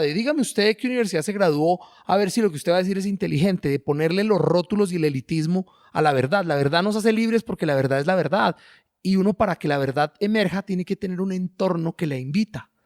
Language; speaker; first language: Spanish; native; Spanish